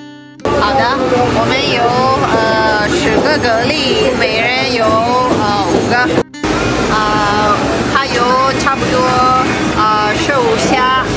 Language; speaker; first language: Chinese; non-native, learner; Catalan